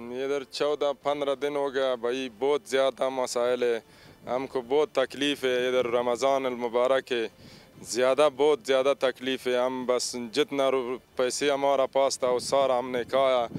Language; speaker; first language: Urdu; non-native, local second language; Pashto